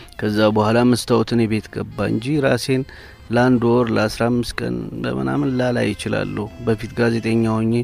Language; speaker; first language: Amharic; native; Amharic